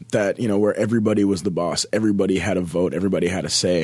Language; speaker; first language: English; native; English